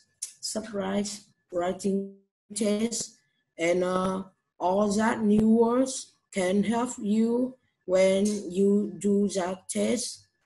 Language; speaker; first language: English; non-native, learner; Vietnamese